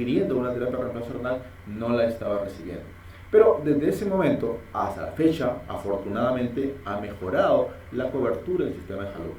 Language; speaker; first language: Spanish; native; Spanish